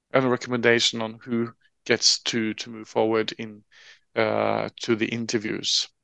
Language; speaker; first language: English; non-native, fluent; Norwegian